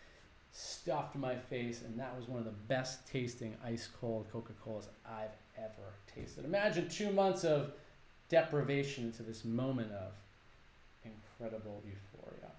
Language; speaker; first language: English; native; English